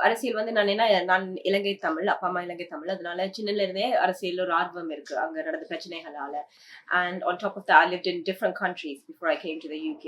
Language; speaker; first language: Tamil; early bilingual, heritage; Tamil